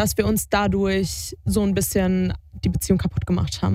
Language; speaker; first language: German; native; German